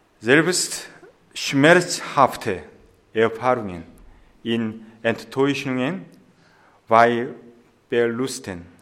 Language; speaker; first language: German; non-native, fluent; Korean